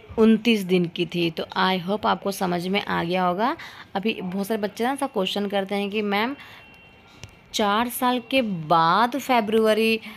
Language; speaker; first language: Hindi; native; Hindi